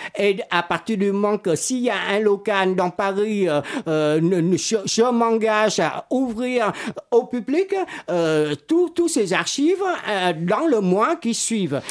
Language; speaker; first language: French; non-native, fluent; Vietnamese